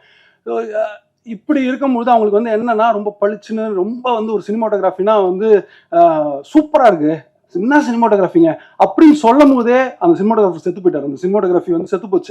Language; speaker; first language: Tamil; native; Tamil